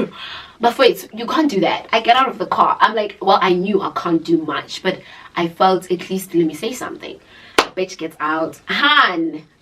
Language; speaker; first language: English; non-native, local second language; Zulu